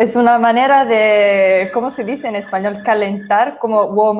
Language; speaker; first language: Spanish; non-native, fluent; English